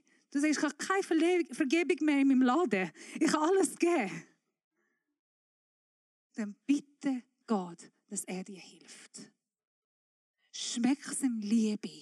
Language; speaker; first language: German; non-native, fluent; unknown